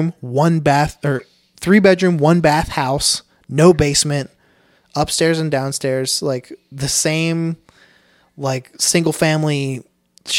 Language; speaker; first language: English; native; English